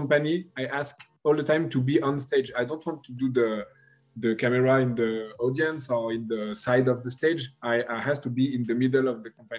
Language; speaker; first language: English; non-native, learner; French